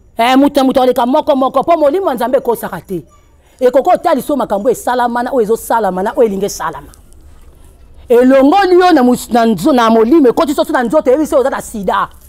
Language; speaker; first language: Lingala; non-native, local second language; Kongo